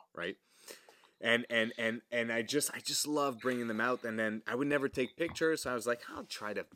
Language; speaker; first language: English; non-native, fluent; French